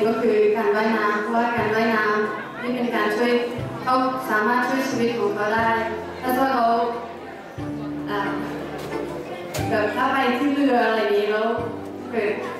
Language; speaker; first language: Thai; early bilingual, heritage; Thai